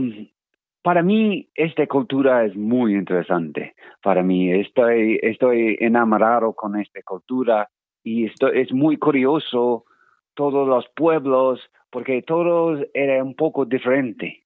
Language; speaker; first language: Spanish; non-native, learner; English